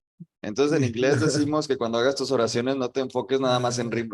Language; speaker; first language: Spanish; native; Spanish